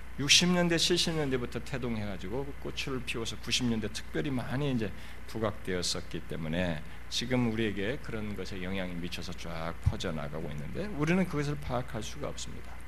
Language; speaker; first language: Korean; native; Korean